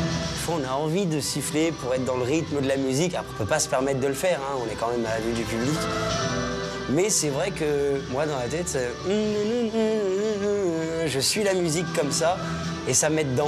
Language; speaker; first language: French; native; French